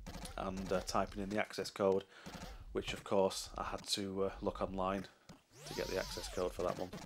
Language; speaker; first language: English; native; English